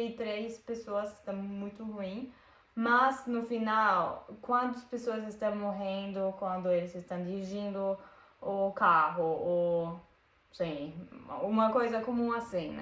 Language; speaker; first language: Portuguese; non-native, learner; German